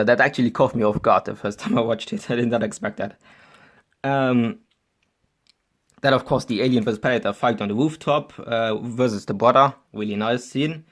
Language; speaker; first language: English; non-native, fluent; German